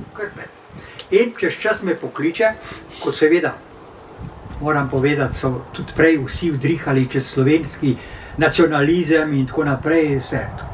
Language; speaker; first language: Slovenian; native; Slovenian